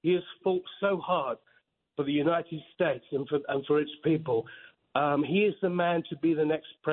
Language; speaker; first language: English; native; English